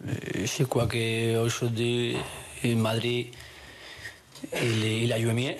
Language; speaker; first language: French; non-native, learner; Spanish